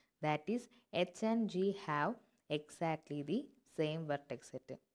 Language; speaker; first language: English; non-native, local second language; Malayalam